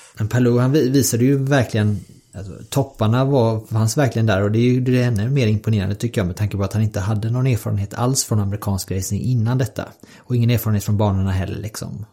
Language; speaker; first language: Swedish; native; Swedish